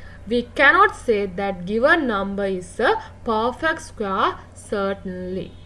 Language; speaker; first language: English; non-native, local second language; Sinhala